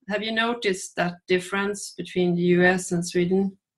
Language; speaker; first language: English; non-native, fluent; Swedish